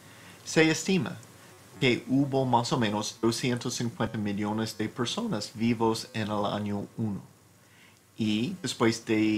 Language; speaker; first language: Spanish; non-native, fluent; English